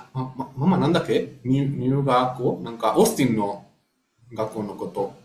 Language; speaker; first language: Japanese; non-native, learner; Spanish